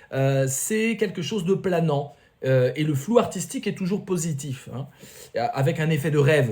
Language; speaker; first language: French; native; French